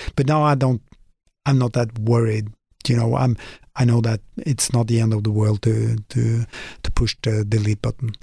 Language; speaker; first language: English; non-native, fluent; Norwegian